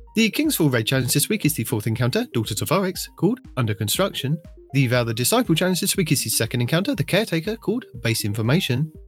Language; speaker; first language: English; native; English